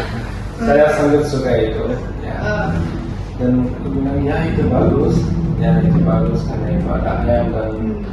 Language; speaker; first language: Indonesian; non-native, learner; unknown